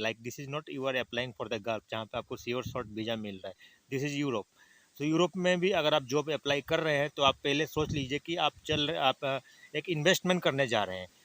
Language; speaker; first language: Hindi; native; Hindi